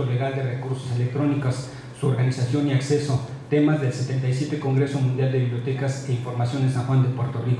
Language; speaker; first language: Spanish; native; Spanish